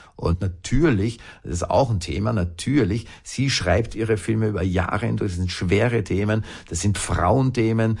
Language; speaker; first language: German; native; German